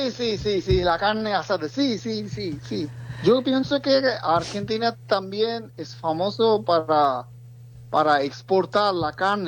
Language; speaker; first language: Spanish; non-native, learner; Bangla